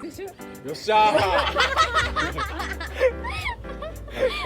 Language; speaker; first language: Japanese; native; Japanese